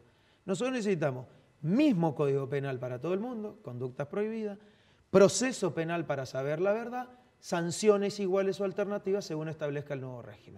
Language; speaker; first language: Spanish; native; Spanish